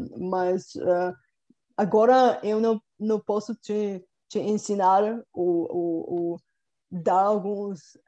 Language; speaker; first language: Portuguese; non-native, fluent; Bulgarian